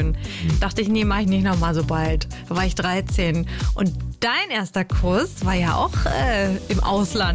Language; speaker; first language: German; native; German